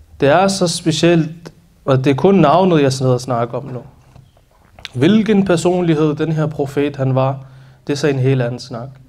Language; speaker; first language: Danish; early bilingual, other home language; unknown